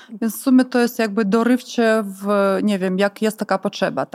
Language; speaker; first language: Polish; non-native, fluent; Ukrainian